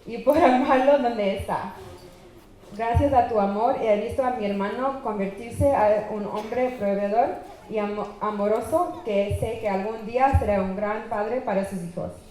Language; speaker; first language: Spanish; early bilingual, other home language; English